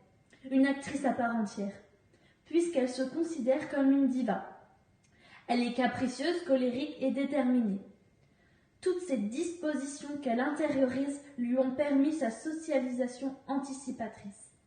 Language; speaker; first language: French; native; French